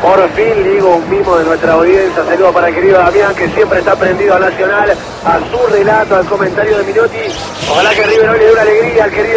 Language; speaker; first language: Spanish; native; Spanish